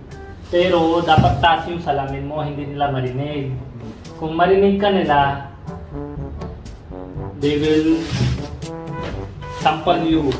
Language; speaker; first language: Filipino; non-native, learner; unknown